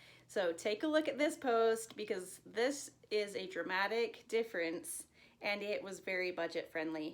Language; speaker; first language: English; native; English